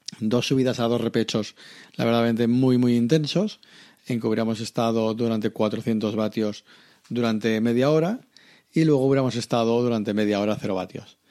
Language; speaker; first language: Spanish; native; Spanish